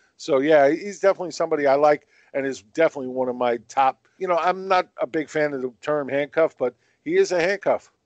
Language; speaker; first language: English; native; English